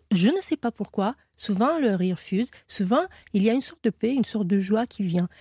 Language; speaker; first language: French; non-native, fluent; Romanian